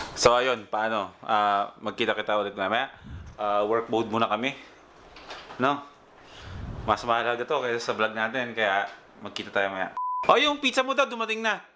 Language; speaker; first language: Filipino; native; Filipino